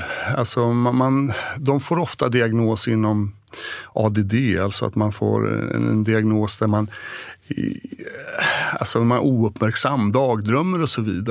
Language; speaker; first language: Swedish; native; Swedish